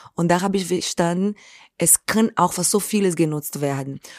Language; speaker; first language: German; non-native, fluent; Portuguese